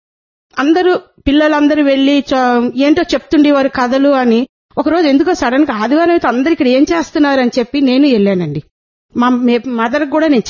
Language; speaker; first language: Telugu; native; Telugu